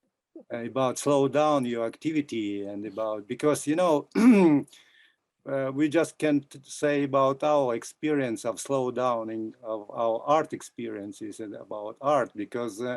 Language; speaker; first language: English; non-native, fluent; Russian